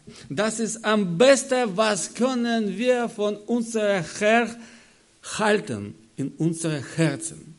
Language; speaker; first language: German; non-native, learner; Russian